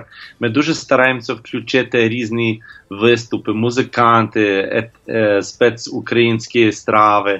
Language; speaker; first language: Ukrainian; non-native, learner; English